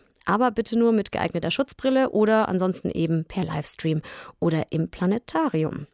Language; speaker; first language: German; native; German